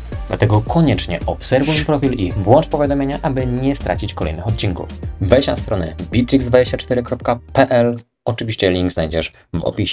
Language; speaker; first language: Polish; native; Polish